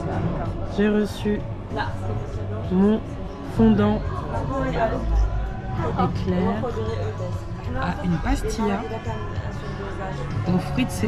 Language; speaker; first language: French; native; French